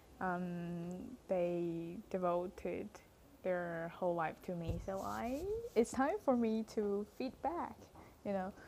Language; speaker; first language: English; non-native, learner; Chinese